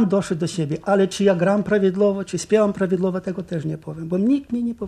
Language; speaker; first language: Polish; non-native, local second language; Ukrainian